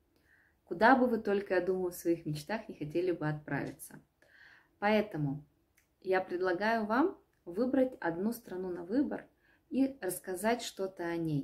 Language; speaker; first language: Russian; native; Russian